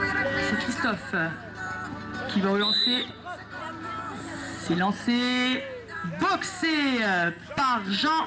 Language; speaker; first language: French; native; French